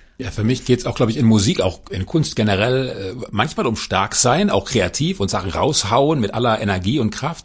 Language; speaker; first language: German; native; German